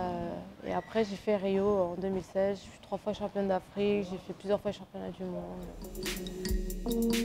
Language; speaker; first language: French; early bilingual, other home language; Arabic